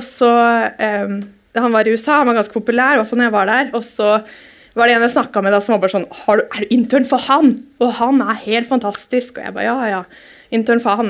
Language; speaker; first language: Norwegian; native; Norwegian